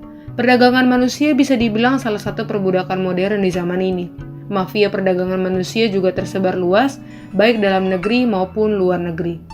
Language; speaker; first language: Indonesian; native; Indonesian